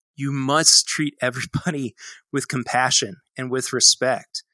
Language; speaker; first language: English; native; English